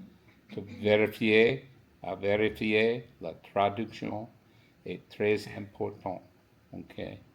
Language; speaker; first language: French; non-native, learner; English